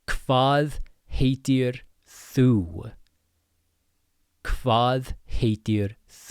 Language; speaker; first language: Icelandic; non-native, fluent; English